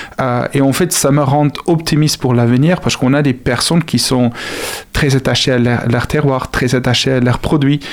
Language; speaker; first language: French; non-native, fluent; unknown